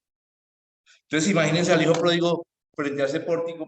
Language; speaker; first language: Spanish; native; Spanish